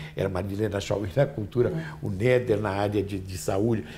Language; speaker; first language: Portuguese; native; Portuguese